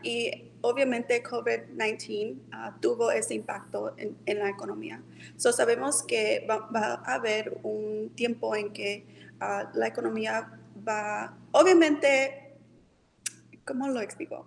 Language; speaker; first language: Spanish; early bilingual, heritage; Spanish